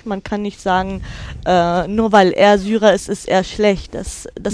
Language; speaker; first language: German; non-native, fluent; Arabic